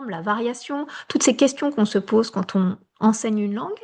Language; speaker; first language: French; native; French